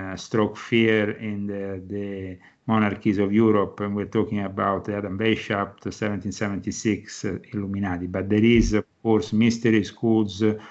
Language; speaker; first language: English; non-native, fluent; Italian